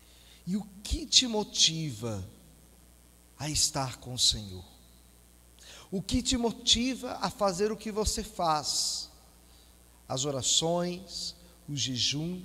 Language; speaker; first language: Portuguese; native; Portuguese